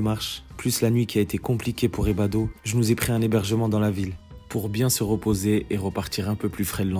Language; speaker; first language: French; native; French